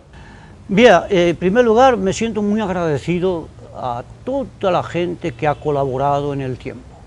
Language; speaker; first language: Spanish; native; Spanish